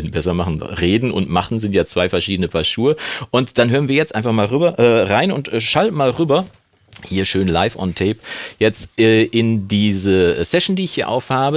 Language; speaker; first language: German; native; German